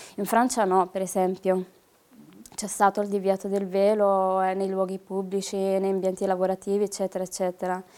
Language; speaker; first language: Italian; early bilingual, other home language; Arabic